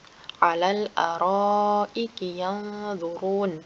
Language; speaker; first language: Arabic; non-native, fluent; Indonesian